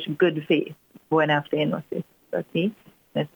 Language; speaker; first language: Spanish; non-native, fluent; English